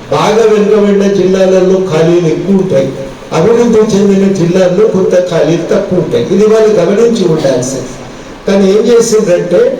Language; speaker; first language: Telugu; native; Telugu